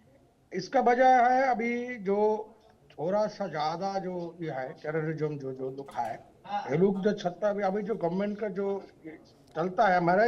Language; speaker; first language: Hindi; non-native, local second language; Bangla